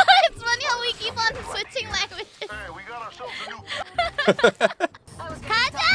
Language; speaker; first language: English; non-native, fluent; Indonesian